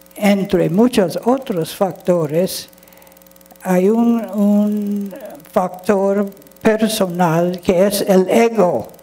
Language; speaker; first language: Spanish; non-native, fluent; English